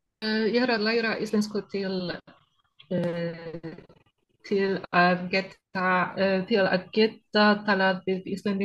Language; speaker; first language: Icelandic; non-native, learner; Polish